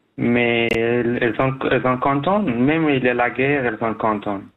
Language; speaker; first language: French; non-native, learner; Persian